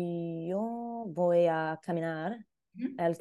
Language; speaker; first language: Spanish; non-native, learner; English